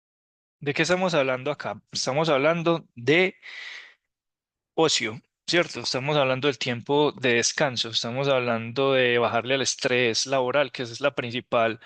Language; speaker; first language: Spanish; native; Spanish